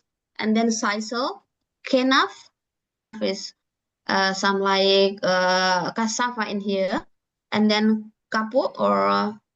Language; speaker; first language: English; non-native, learner; Indonesian